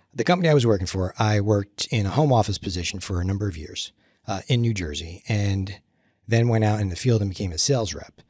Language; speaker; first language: English; native; English